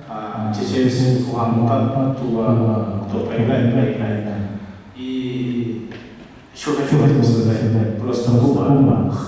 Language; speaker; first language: Russian; non-native, local second language; Kazakh